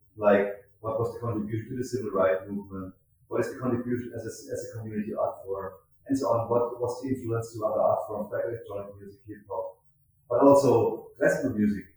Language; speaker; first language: English; non-native, fluent; German